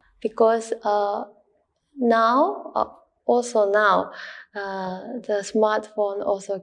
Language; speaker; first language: English; non-native, learner; Japanese